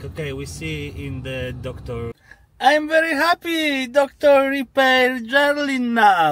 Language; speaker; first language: English; non-native, learner; Polish